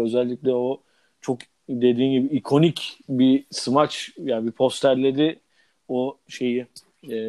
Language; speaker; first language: Turkish; native; Turkish